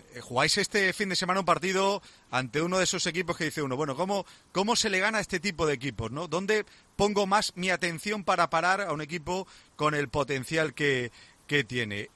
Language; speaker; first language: Spanish; native; Spanish